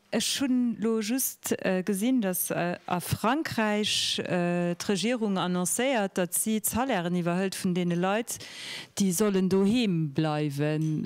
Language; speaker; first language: Luxembourgish; native; Luxembourgish